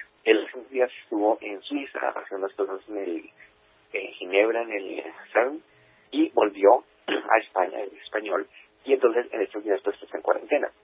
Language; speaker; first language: Spanish; native; Spanish